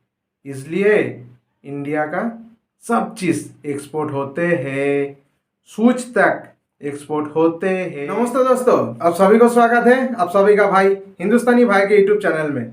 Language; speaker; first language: Hindi; non-native, local second language; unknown